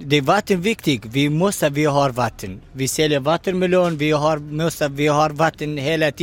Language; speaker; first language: Swedish; non-native, learner; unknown